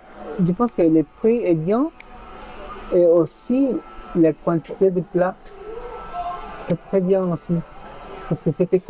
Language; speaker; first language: French; non-native, fluent; Spanish